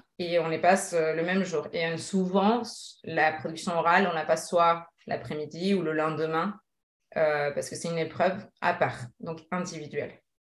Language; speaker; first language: French; non-native, fluent; Spanish